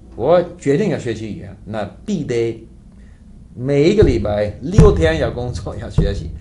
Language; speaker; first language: Chinese; non-native, fluent; English